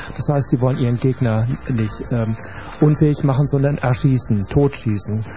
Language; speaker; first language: German; native; German